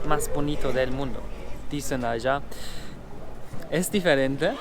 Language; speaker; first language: Spanish; non-native, fluent; German